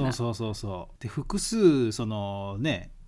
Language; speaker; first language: Japanese; native; Japanese